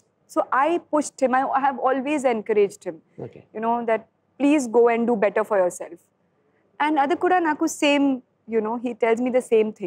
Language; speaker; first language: Telugu; non-native, learner; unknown